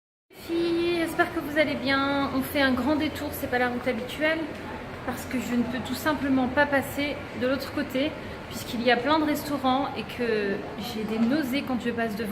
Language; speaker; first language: French; native; French